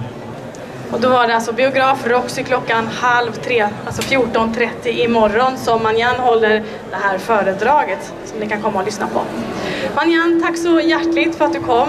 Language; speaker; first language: Swedish; native; Swedish